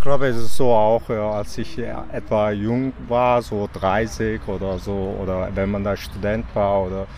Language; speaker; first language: German; non-native, learner; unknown